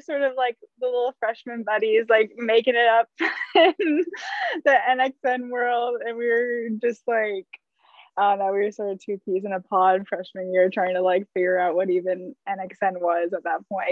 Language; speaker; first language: English; native; English